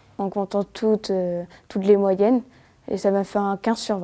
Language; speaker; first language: French; native; French